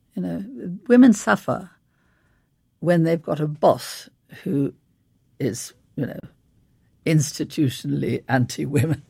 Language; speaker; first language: English; native; English